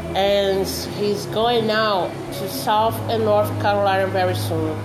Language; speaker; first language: English; non-native, learner; Portuguese